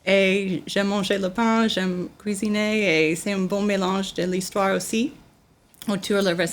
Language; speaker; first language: French; non-native, learner; English